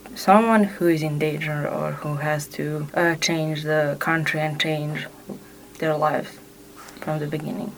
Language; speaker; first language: English; non-native, fluent; Serbian